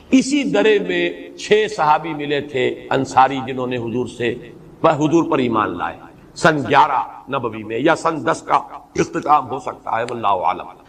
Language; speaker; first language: Urdu; native; Urdu